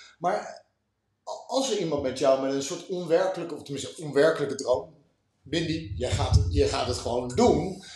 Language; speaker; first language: Dutch; native; Dutch